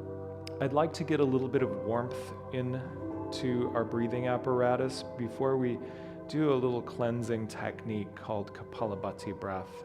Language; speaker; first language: English; native; English